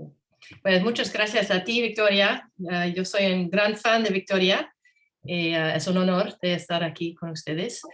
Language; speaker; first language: Spanish; non-native, learner; English